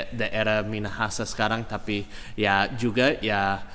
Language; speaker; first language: Indonesian; non-native, fluent; English